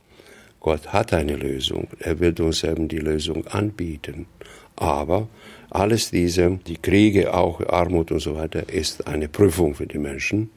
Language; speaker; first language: German; non-native, fluent; Bosnian